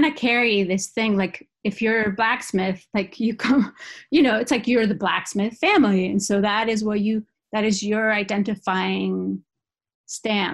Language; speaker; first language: English; non-native, fluent; Spanish